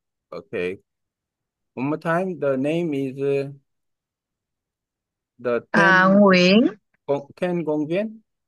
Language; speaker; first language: English; non-native, learner; Korean